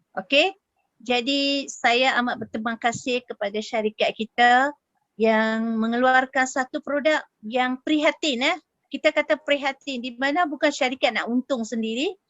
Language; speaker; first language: Malay; native; Malay